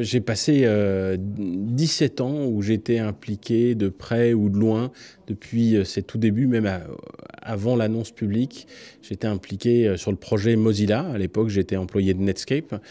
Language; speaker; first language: French; native; French